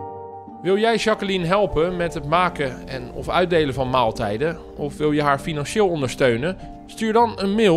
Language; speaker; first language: Dutch; native; Dutch